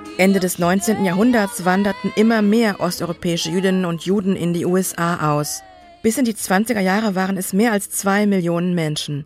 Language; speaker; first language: German; native; German